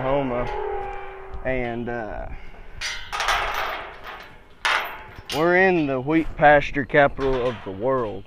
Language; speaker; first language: English; native; English